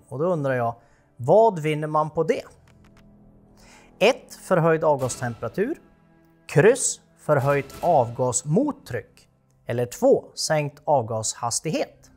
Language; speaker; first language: Swedish; native; Swedish